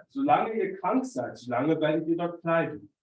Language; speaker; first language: German; native; German